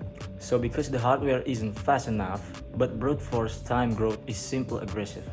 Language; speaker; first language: English; non-native, learner; Indonesian